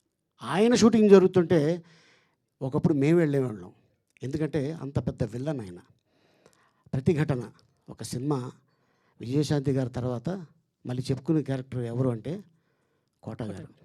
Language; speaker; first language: Telugu; native; Telugu